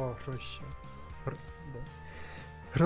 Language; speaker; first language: Korean; non-native, learner; Russian